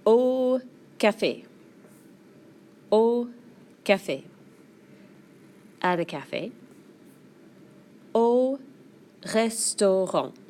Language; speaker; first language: French; non-native, fluent; English